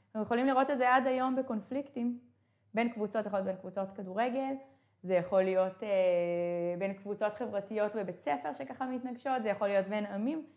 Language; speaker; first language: Hebrew; native; Hebrew